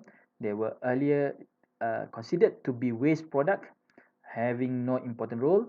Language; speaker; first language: English; non-native, fluent; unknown